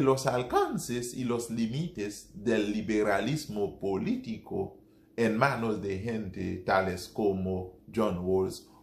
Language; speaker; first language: Spanish; non-native, fluent; Haitian Creole